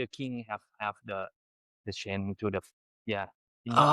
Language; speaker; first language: English; non-native, learner; Thai